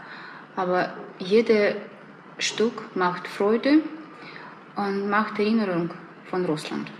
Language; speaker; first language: German; non-native, learner; Russian